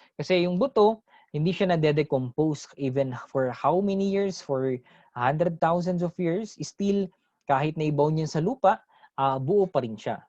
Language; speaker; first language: Filipino; non-native, local second language; Iloko